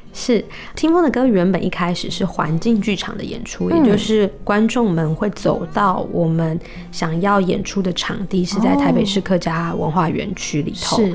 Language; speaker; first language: Chinese; native; Chinese